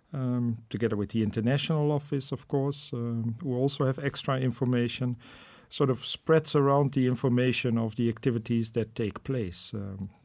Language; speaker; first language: English; non-native, fluent; Dutch